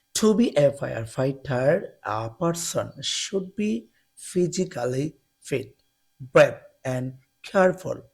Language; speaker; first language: English; non-native, local second language; Bangla